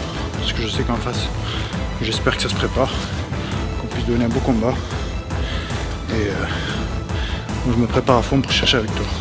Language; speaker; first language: French; native; French